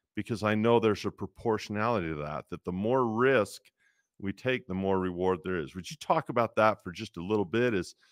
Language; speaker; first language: English; native; English